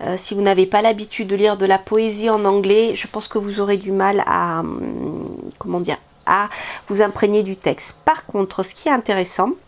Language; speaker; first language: French; native; French